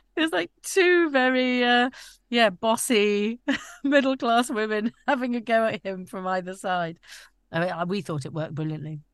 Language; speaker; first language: English; native; English